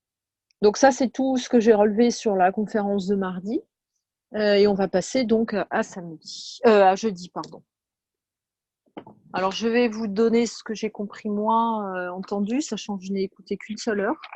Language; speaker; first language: French; native; French